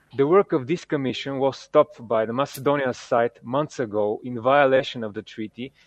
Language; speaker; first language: English; non-native, fluent; Bulgarian